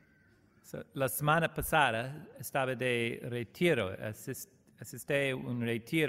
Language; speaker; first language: Spanish; non-native, learner; English